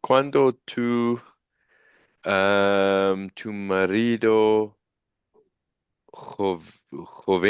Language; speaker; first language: Spanish; non-native, learner; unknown